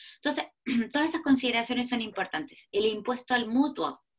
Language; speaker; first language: Spanish; native; Spanish